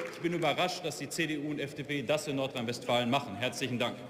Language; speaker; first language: German; native; German